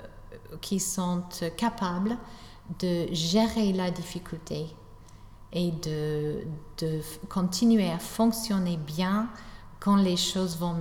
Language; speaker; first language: French; non-native, fluent; English